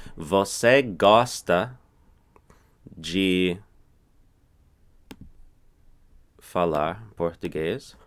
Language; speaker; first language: Portuguese; non-native, fluent; English